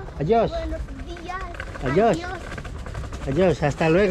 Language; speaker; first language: Spanish; non-native, learner; Filipino